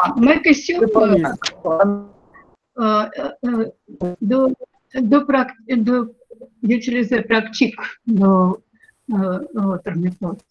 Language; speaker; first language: French; non-native, learner; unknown